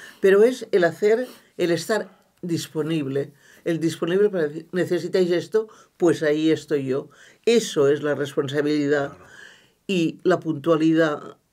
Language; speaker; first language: Spanish; non-native, local second language; Catalan